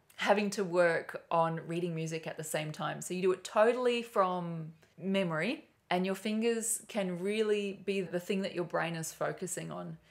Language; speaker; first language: English; native; English